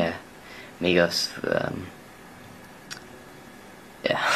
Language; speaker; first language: Spanish; non-native, learner; English